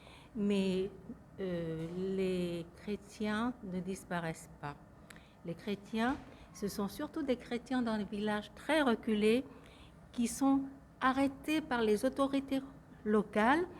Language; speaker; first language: French; non-native, fluent; Lao